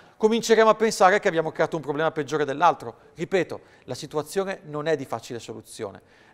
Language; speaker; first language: Italian; native; Italian